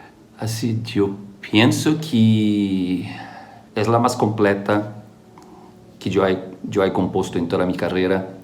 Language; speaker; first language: Spanish; non-native, fluent; Portuguese